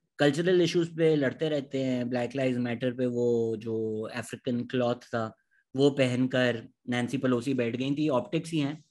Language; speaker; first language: Urdu; native; Urdu